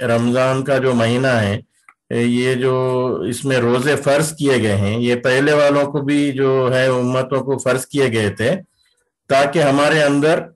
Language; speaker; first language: Urdu; native; Urdu